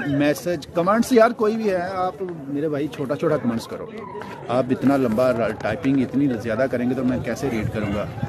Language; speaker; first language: Urdu; non-native, local second language; Punjabi